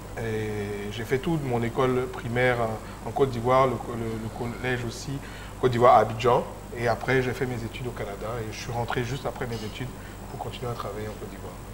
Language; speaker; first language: French; native; French